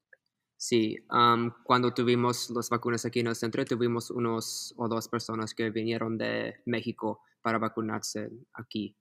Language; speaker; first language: Spanish; early bilingual, heritage; Spanish